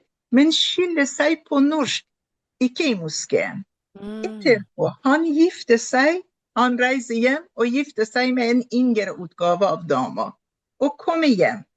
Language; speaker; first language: Norwegian; non-native, fluent; Persian